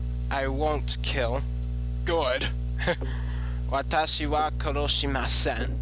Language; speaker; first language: Japanese; non-native, learner; English